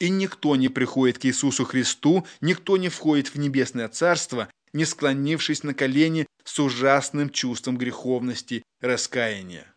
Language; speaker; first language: Russian; native; Russian